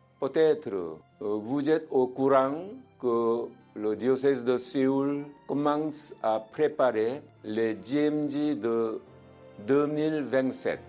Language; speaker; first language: French; non-native, fluent; Korean